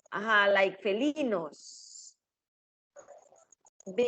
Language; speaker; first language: English; non-native, fluent; Spanish